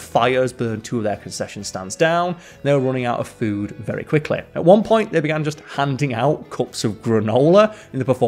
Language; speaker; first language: English; native; English